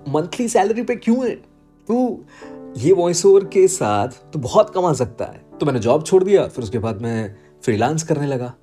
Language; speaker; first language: Hindi; non-native, local second language; Gujarati